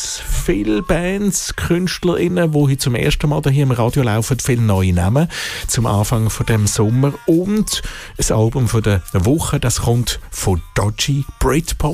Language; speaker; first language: German; native; German